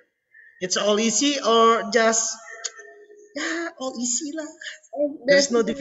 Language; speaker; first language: English; non-native, learner; Indonesian